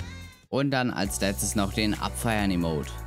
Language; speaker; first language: German; native; German